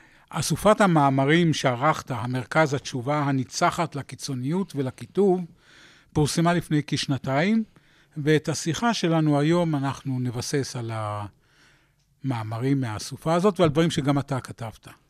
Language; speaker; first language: Hebrew; native; Hebrew